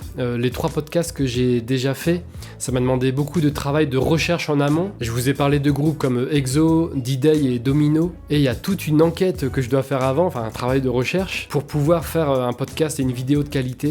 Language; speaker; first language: French; native; French